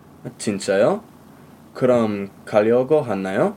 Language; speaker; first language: Korean; non-native, learner; English